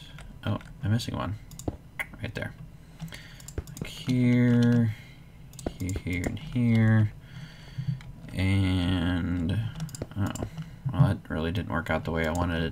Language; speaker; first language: English; native; English